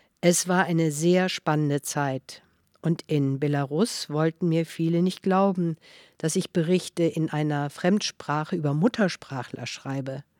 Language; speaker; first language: German; non-native, fluent; Russian